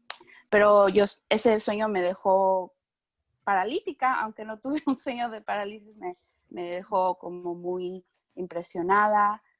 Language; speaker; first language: Spanish; early bilingual, heritage; Spanish